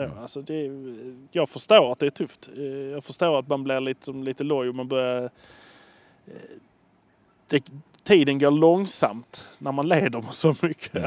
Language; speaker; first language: Swedish; native; Swedish